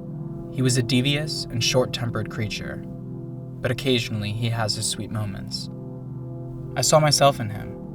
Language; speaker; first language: English; native; English